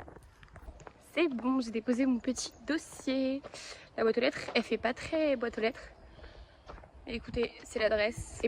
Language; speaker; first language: French; native; French